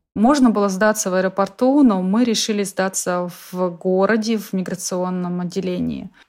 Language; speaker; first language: Russian; native; Russian